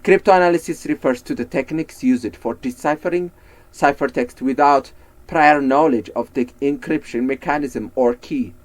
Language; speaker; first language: English; non-native, local second language; Amharic